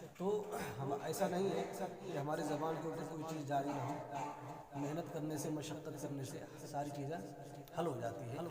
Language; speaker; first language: Urdu; native; Urdu